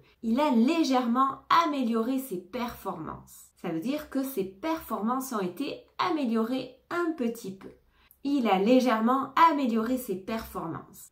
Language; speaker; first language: French; native; French